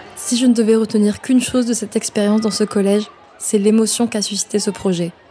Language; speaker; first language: French; native; French